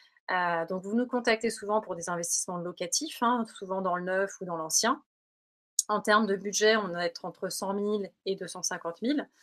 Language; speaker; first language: French; native; French